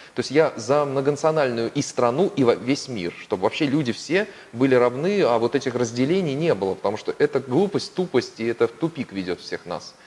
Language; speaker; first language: Russian; native; Russian